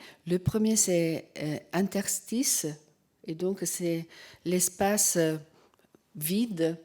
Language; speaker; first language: French; non-native, fluent; Italian